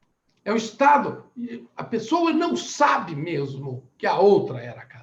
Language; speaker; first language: Portuguese; native; Portuguese